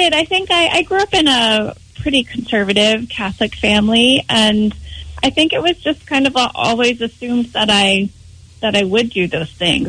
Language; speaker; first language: English; native; English